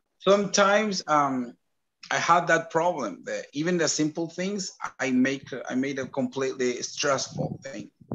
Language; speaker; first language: English; non-native, fluent; Spanish